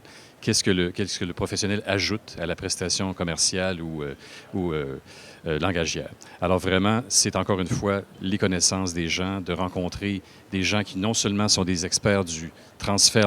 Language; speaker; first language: French; native; French